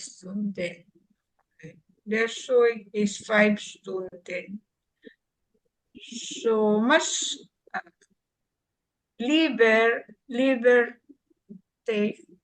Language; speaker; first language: German; non-native, learner; Filipino